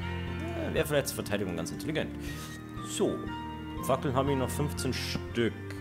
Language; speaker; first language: German; native; German